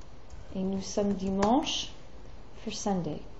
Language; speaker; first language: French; non-native, fluent; English